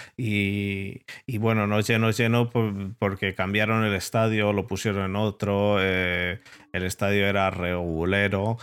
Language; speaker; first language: Spanish; native; Spanish